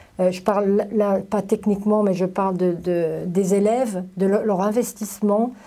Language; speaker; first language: French; native; French